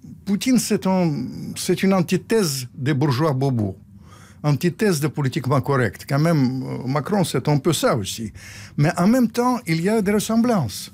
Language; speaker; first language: French; non-native, fluent; Russian